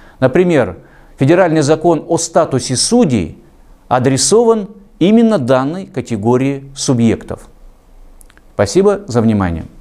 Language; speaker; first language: Russian; native; Russian